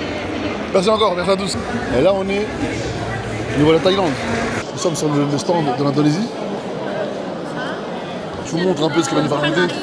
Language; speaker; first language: French; native; French